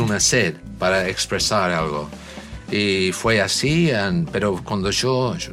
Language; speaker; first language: Spanish; non-native, learner; English